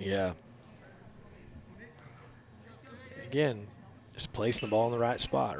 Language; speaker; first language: English; native; English